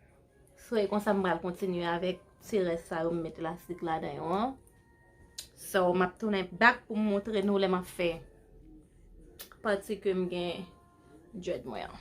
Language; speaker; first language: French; non-native, local second language; Haitian Creole